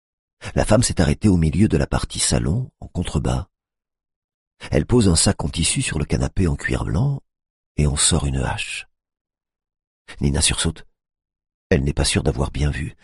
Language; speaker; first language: French; native; French